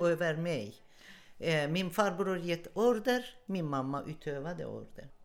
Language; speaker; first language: Swedish; non-native, learner; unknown